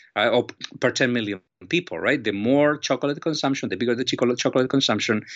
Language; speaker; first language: English; non-native, fluent; Spanish